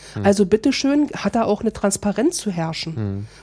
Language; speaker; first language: German; native; German